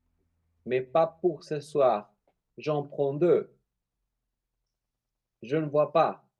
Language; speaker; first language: French; non-native, fluent; Spanish